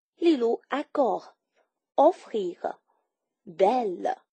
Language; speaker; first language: French; non-native, fluent; Chinese